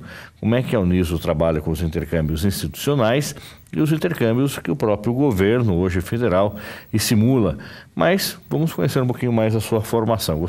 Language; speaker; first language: Portuguese; native; Portuguese